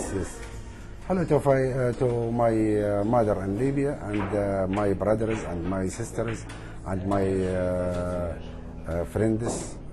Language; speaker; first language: English; non-native, learner; Arabic